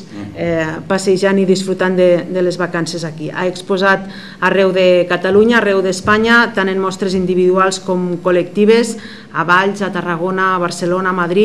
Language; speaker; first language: Catalan; native; Catalan